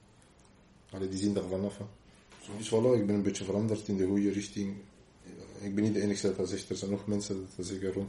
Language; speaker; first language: Dutch; non-native, local second language; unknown